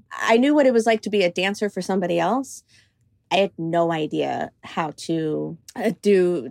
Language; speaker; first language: English; early bilingual, other home language; Greek